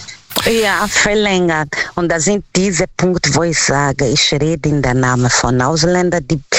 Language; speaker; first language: German; non-native, learner; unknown